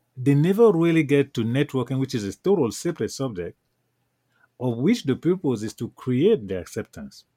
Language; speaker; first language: English; non-native, local second language; French